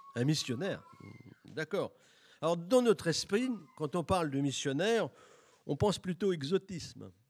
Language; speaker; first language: French; native; French